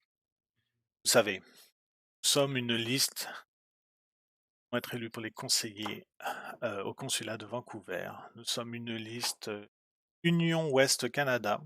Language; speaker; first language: French; native; French